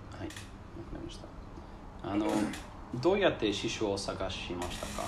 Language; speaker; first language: Japanese; non-native, learner; English